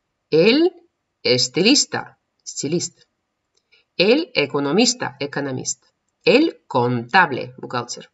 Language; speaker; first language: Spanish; non-native, fluent; Russian